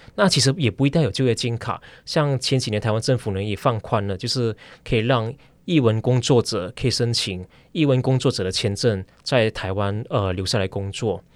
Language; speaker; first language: Chinese; native; Chinese